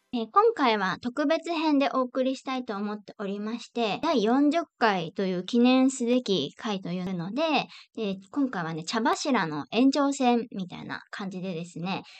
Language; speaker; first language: Japanese; native; Japanese